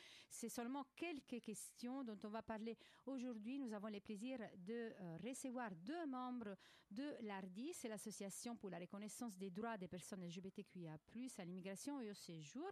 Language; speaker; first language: French; native; French